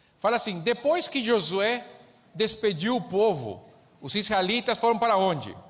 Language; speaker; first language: Portuguese; non-native, fluent; Spanish